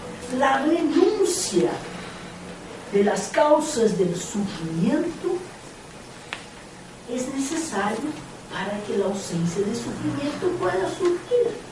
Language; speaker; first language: Spanish; non-native, fluent; Portuguese